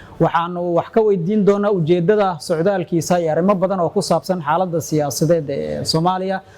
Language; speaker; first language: Somali; native; Somali